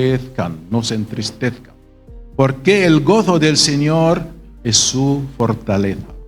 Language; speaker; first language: Spanish; non-native, fluent; Arabic